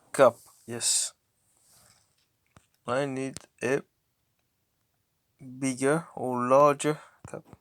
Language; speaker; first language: English; non-native, fluent; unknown